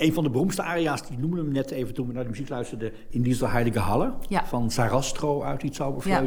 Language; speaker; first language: Dutch; native; Dutch